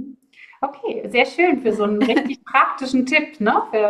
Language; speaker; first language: German; native; German